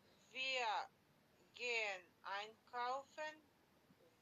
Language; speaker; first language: German; non-native, learner; Macedonian